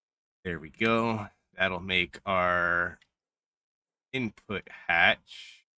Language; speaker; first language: English; native; English